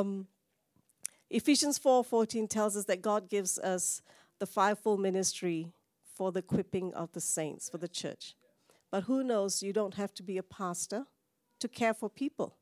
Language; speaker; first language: English; non-native, local second language; Tamil